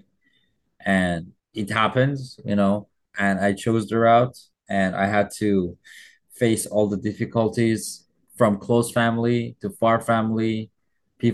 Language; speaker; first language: English; non-native, fluent; Persian